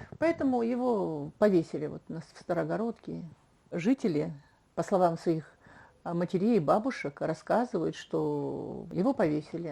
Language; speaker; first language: Russian; non-native, local second language; Chuvash